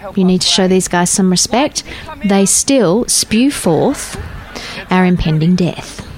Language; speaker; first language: English; native; English